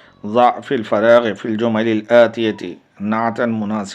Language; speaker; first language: Arabic; non-native, fluent; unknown